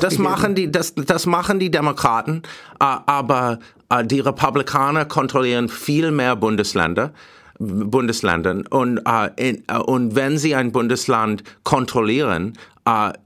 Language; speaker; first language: German; non-native, learner; English